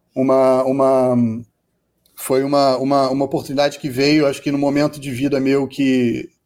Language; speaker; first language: Portuguese; native; Portuguese